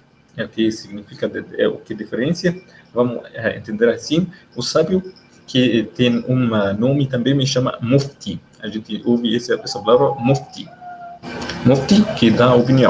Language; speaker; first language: Portuguese; non-native, fluent; Arabic